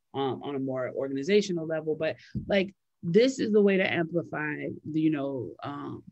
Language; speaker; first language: English; native; English